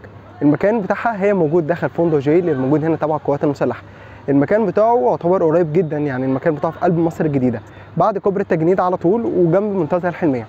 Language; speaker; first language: Arabic; native; Arabic